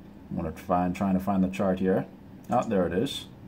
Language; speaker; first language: English; early bilingual, other home language; Japanese